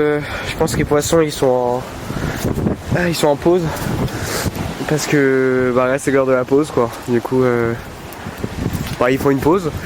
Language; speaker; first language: French; native; French